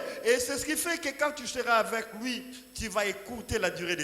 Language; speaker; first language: French; non-native, local second language; Lingala